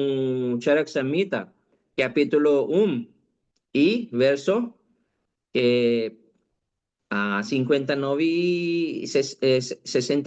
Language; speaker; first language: Portuguese; non-native, learner; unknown